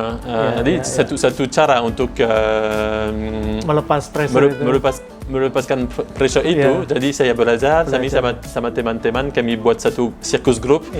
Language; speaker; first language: Indonesian; non-native, fluent; French